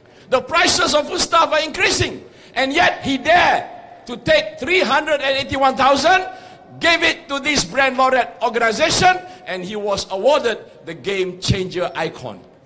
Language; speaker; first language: English; non-native, local second language; Malay